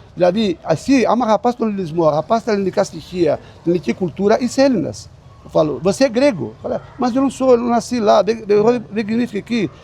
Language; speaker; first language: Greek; native; Greek